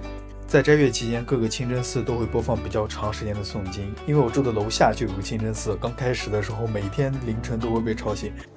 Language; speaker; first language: Chinese; native; Chinese